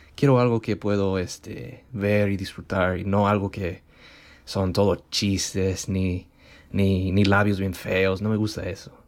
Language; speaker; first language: Spanish; early bilingual, heritage; Spanish